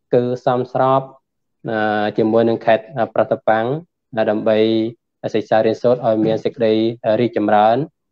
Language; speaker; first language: Khmer; native; Khmer